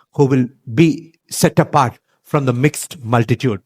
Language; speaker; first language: English; non-native, local second language; Telugu